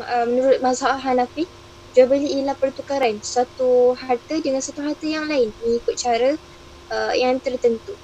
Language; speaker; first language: Malay; native; Malay